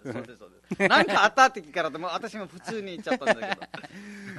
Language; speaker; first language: Japanese; non-native, fluent; Nepali